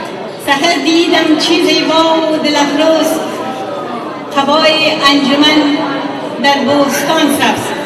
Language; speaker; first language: Persian; native; Persian